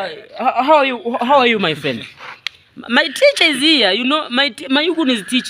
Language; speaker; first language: English; non-native, learner; Swahili